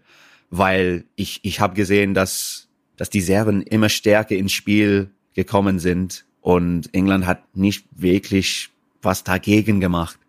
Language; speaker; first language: German; non-native, fluent; English